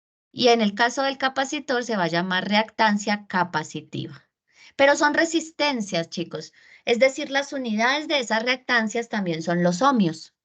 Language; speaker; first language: Spanish; native; Spanish